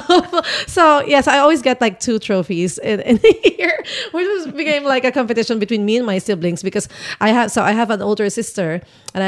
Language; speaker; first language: English; non-native, local second language; Filipino